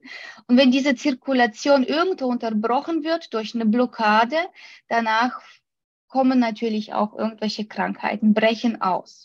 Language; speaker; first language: German; non-native, fluent; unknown